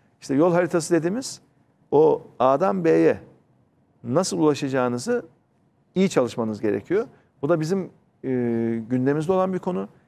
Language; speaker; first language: Turkish; native; Turkish